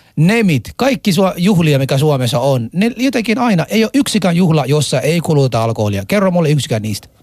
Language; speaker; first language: Finnish; non-native, fluent; Somali